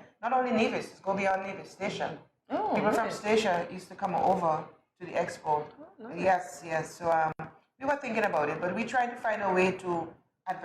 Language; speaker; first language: English; non-native, fluent; Spanish